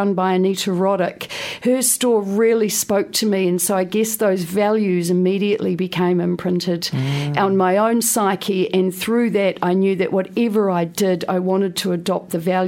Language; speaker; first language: English; native; English